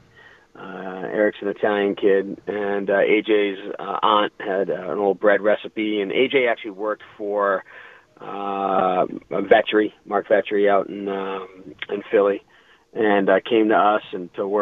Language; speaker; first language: English; native; English